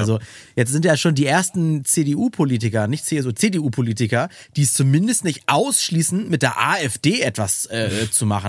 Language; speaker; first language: German; native; German